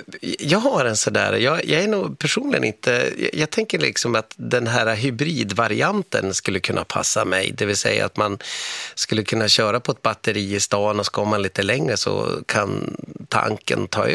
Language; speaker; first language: Swedish; native; Swedish